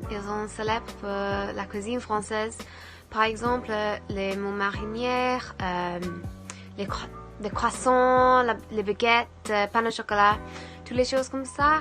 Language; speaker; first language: French; non-native, fluent; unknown